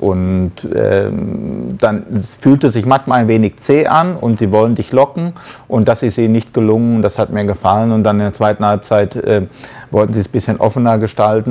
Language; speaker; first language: German; native; German